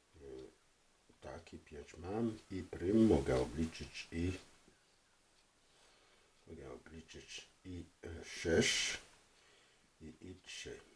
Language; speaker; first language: Polish; non-native, fluent; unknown